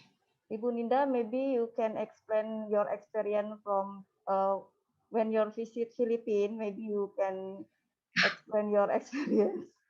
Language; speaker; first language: English; non-native, learner; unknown